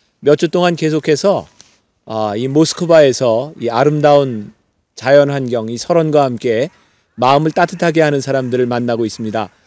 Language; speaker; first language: Korean; native; Korean